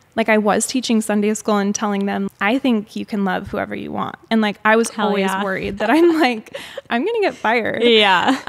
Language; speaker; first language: English; native; English